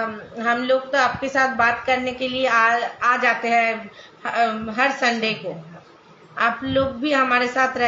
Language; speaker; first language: Hindi; non-native, local second language; Bangla